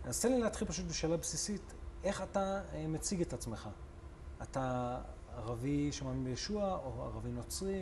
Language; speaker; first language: Hebrew; native; Hebrew